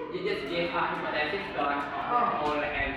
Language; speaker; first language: English; non-native, learner; Indonesian